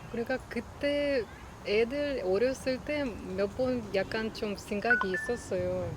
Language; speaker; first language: Korean; non-native, learner; Russian